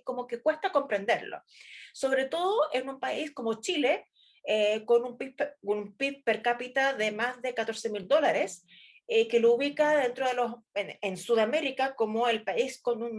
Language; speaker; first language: Spanish; native; Spanish